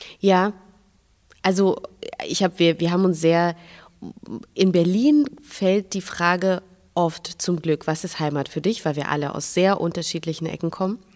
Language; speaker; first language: German; non-native, fluent; Russian